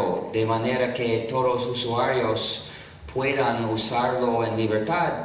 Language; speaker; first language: Spanish; non-native, fluent; English